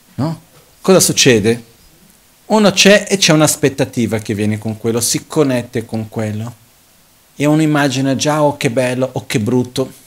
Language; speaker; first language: Italian; non-native, fluent; Portuguese